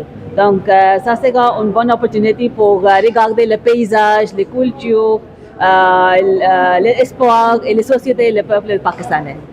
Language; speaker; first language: French; non-native, fluent; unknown